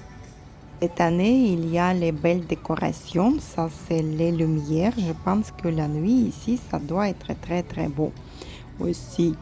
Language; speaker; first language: French; non-native, fluent; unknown